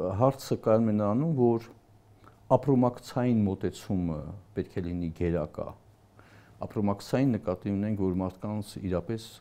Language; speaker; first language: Armenian; native; Armenian